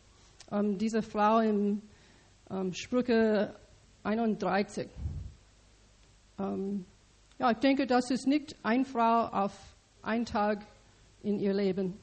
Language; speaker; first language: German; non-native, learner; English